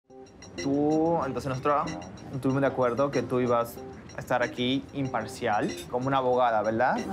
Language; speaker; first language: Spanish; native; Spanish